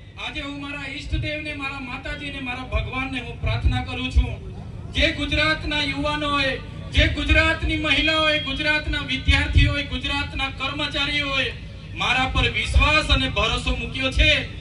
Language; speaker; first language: Gujarati; non-native, local second language; Vasavi